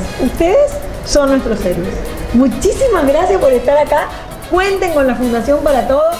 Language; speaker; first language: Spanish; native; Spanish